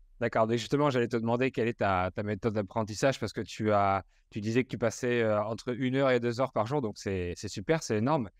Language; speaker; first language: French; native; French